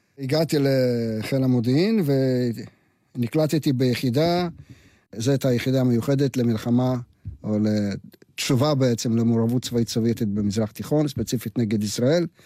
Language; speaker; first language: Hebrew; non-native, fluent; Russian